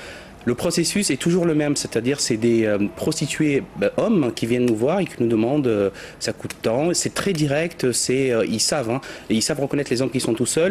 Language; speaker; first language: French; native; French